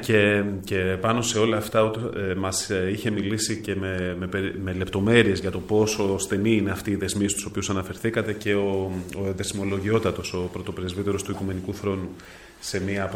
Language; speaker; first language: Greek; native; Greek